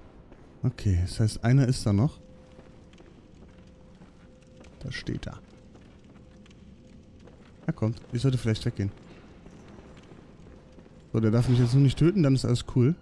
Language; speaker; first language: German; native; German